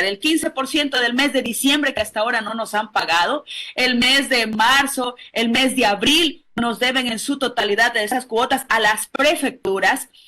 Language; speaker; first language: Spanish; native; Spanish